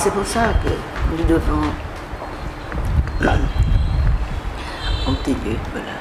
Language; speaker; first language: French; non-native, local second language; Vietnamese